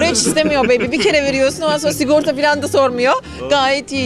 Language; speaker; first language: Turkish; native; Turkish